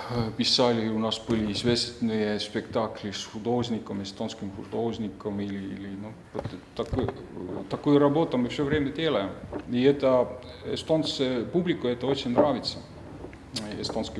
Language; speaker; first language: Russian; non-native, fluent; Estonian